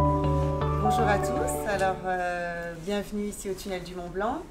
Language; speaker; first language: French; native; French